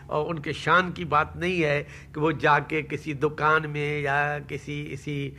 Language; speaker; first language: Urdu; non-native, local second language; Sindhi